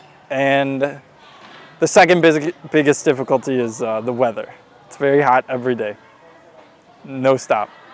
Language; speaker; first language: English; native; English